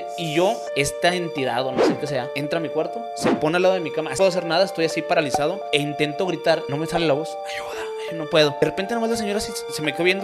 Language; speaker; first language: Spanish; native; Spanish